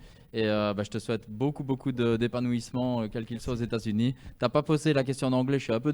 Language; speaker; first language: French; native; French